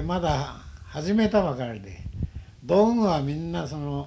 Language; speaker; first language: Japanese; native; Japanese